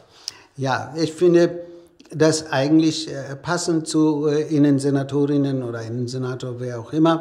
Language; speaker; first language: German; non-native, fluent; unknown